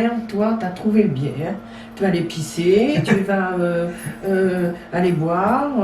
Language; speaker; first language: French; native; French